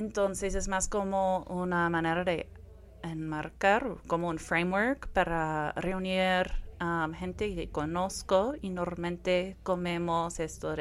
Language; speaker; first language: Spanish; non-native, fluent; English